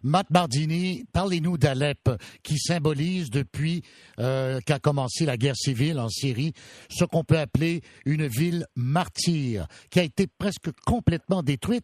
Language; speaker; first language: French; native; French